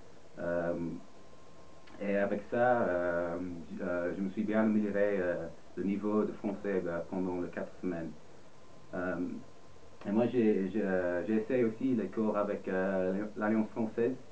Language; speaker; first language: French; non-native, fluent; English